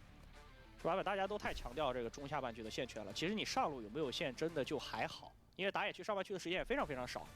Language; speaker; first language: Chinese; native; Chinese